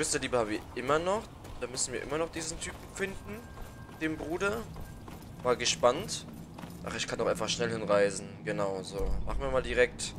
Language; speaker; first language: German; native; German